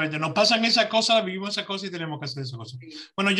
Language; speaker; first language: Spanish; native; Spanish